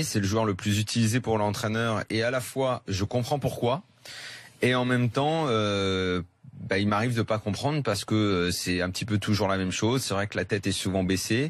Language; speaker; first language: French; native; French